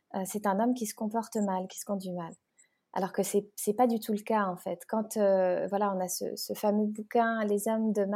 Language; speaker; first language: French; native; French